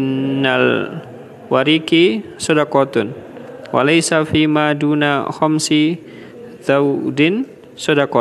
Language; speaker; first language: Arabic; non-native, learner; Indonesian